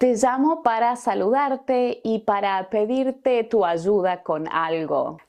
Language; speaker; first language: Spanish; native; Spanish